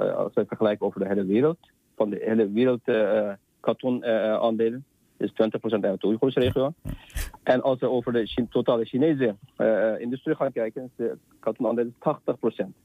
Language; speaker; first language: Dutch; non-native, fluent; Uyghur